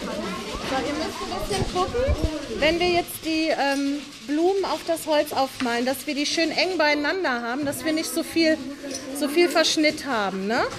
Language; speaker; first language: German; native; German